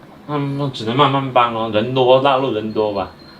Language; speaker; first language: Chinese; native; Chinese